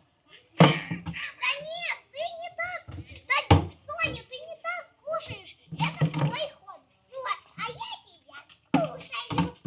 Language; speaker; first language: Russian; native; Russian